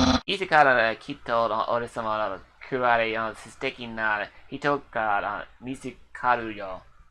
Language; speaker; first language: Japanese; non-native, learner; English